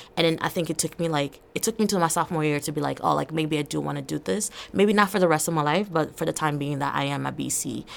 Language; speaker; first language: English; early bilingual, other home language; Portuguese